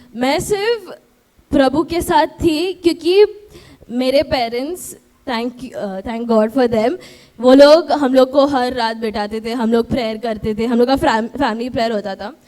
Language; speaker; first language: Hindi; non-native, local second language; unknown